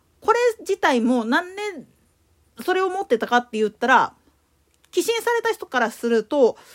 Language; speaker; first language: Japanese; native; Japanese